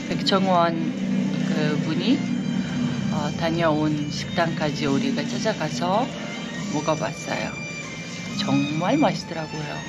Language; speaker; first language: Korean; non-native, fluent; Uzbek